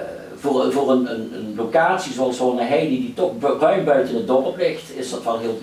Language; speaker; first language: Dutch; native; Dutch